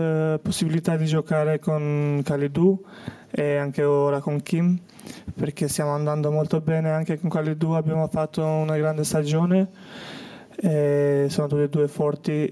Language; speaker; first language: Italian; non-native, fluent; Albanian